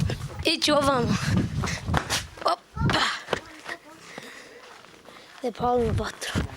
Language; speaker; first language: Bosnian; early bilingual, heritage; English